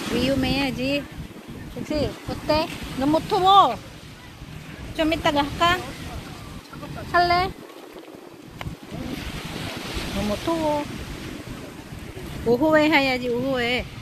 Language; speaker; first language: Korean; non-native, fluent; Filipino